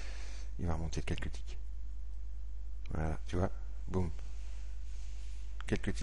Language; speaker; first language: French; native; French